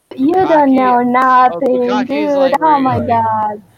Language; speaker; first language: English; non-native, fluent; Spanish